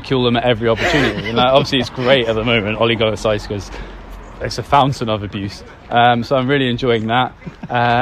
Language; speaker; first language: English; native; English